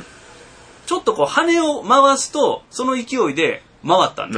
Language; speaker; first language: Japanese; native; Japanese